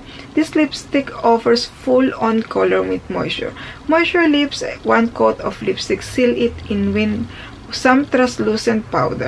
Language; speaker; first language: English; non-native, fluent; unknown